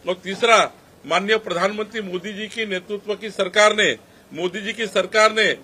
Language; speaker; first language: Hindi; non-native, local second language; Marathi